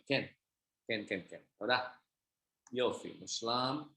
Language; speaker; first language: Hebrew; non-native, fluent; Indonesian